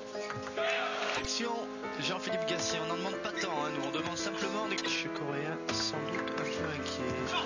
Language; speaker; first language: French; native; French